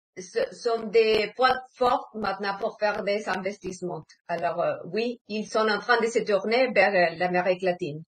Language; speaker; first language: French; non-native, fluent; Spanish